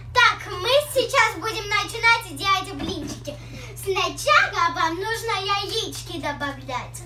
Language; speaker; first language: Russian; early bilingual, heritage; Russian